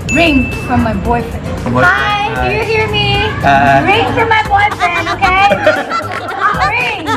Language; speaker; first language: English; non-native, learner; Thai